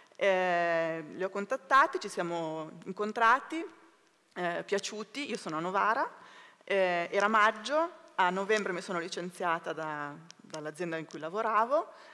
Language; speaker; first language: Italian; native; Italian